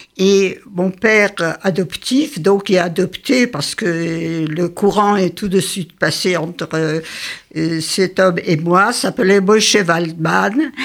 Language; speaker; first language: French; early bilingual, other home language; Yiddish